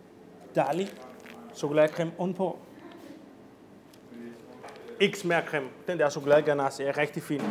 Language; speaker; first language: Danish; non-native, fluent; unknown